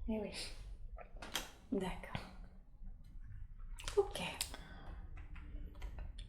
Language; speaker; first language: French; native; French